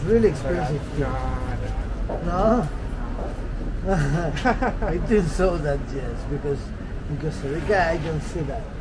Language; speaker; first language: English; non-native, learner; Spanish